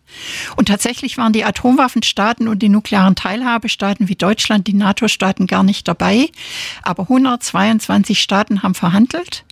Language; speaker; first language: German; native; German